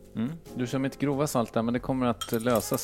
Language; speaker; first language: Swedish; native; Swedish